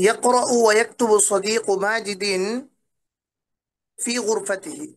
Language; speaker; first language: Arabic; non-native, learner; Bangla